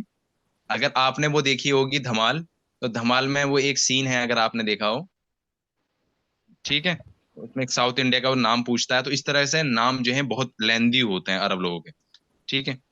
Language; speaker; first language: Hindi; native; Hindi